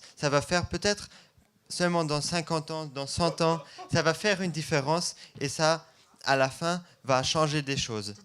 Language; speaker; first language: French; non-native, fluent; German